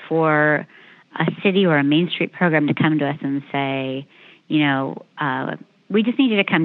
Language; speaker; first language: English; native; English